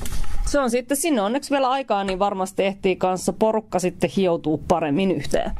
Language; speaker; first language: Finnish; native; Finnish